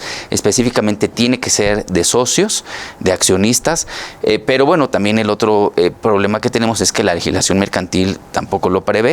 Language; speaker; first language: Spanish; native; Spanish